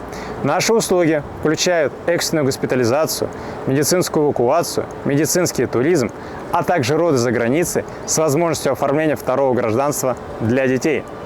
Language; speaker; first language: Russian; native; Russian